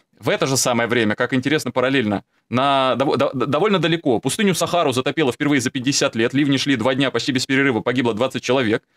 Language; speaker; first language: Russian; native; Russian